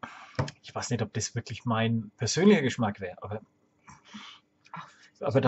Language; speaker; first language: German; native; German